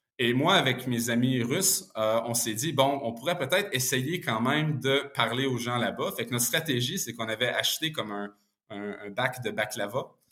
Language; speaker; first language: French; early bilingual, other home language; Bosnian